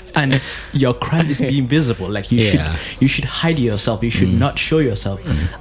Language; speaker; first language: English; non-native, local second language; Hausa